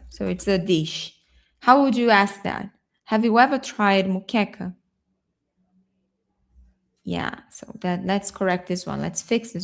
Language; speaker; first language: English; non-native, fluent; Portuguese